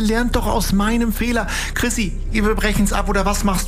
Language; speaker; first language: German; native; German